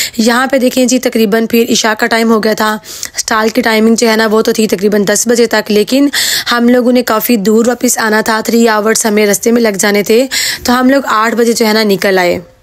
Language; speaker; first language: Urdu; native; Urdu